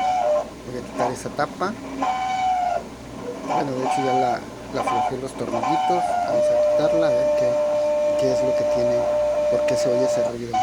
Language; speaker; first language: Spanish; native; Spanish